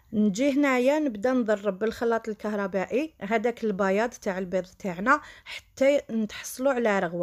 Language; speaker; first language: Arabic; native; Arabic